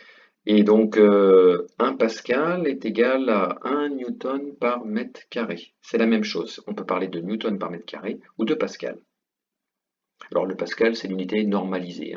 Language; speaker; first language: French; native; French